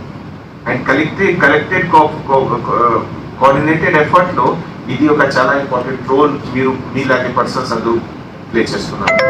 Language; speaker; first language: Telugu; non-native, fluent; Hindi